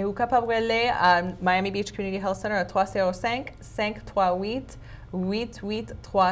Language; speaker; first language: Haitian Creole; non-native, learner; English